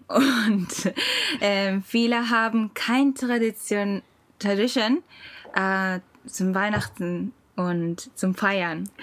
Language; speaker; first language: German; non-native, learner; Japanese